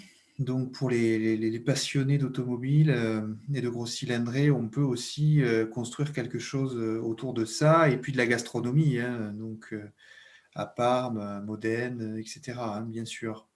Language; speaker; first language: French; native; French